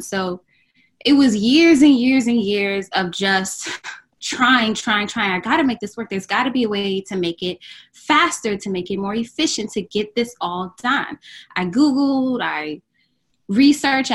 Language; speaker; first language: English; native; English